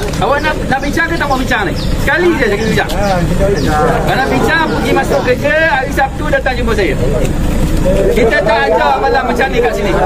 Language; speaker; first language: Malay; native; Malay